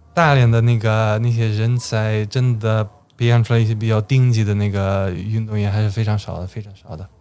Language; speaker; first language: Chinese; non-native, fluent; Slovenian